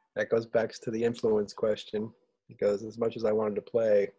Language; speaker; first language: English; native; English